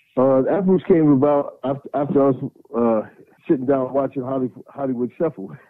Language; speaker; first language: English; native; English